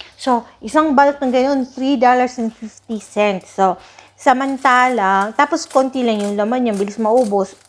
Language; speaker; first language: Filipino; non-native, local second language; Cebuano